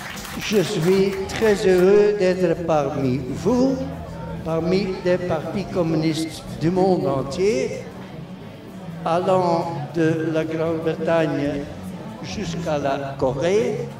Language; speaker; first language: French; non-native, local second language; Dutch